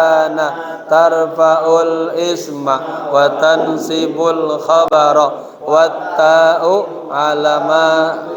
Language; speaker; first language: Arabic; non-native, fluent; Indonesian